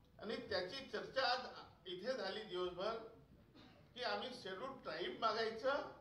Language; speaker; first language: Marathi; non-native, local second language; Lambadi